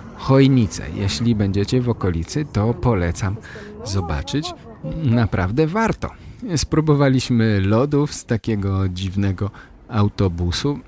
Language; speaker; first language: Polish; native; Polish